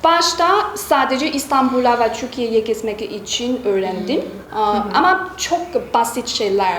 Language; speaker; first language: Turkish; non-native, learner; Chinese